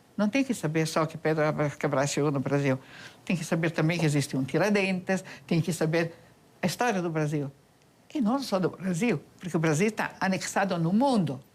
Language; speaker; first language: Portuguese; non-native, fluent; Italian